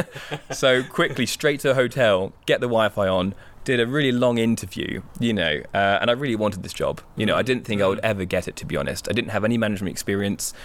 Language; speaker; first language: English; native; English